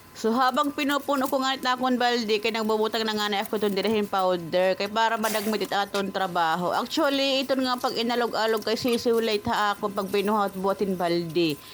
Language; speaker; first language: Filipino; non-native, local second language; Waray